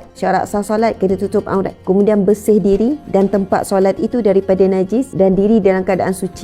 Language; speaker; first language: Malay; native; Malay